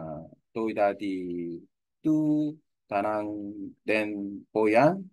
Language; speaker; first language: Vietnamese; non-native, learner; Korean